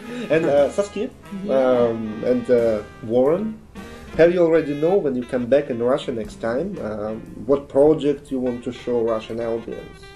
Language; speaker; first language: English; non-native, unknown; Russian